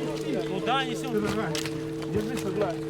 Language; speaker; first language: Russian; native; Russian